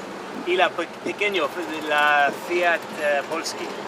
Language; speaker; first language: Spanish; non-native, learner; English